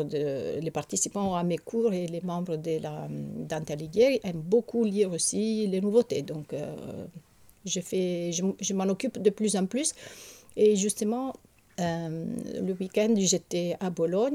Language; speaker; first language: French; non-native, fluent; Italian